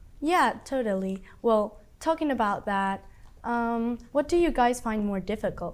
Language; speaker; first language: English; non-native, fluent; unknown